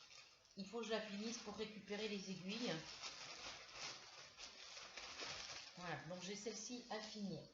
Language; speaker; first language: French; native; French